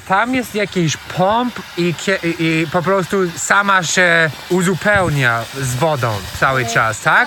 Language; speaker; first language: Polish; non-native, learner; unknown